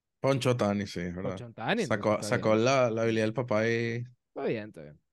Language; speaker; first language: Spanish; native; Spanish